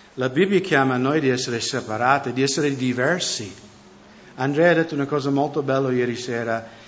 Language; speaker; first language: Italian; non-native, fluent; English